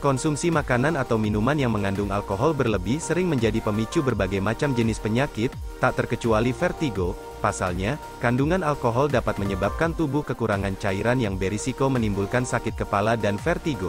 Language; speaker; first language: Indonesian; native; Indonesian